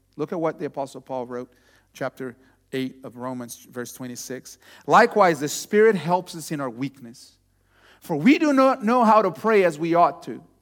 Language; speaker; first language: English; non-native, fluent; Portuguese